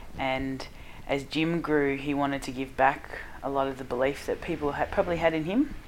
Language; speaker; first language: English; native; English